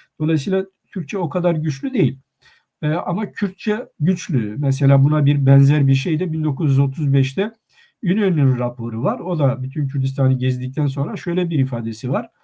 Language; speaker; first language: Turkish; non-native, local second language; Kurdish